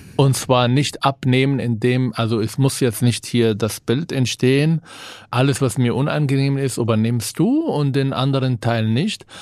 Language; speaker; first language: German; non-native, fluent; Arabic